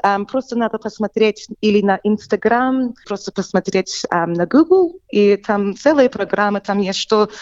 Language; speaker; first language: Russian; early bilingual, heritage; English